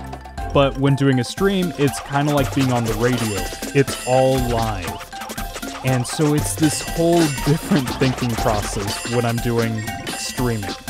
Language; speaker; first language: English; native; English